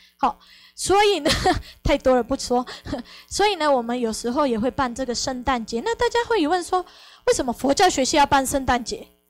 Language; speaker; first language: Chinese; non-native, fluent; Spanish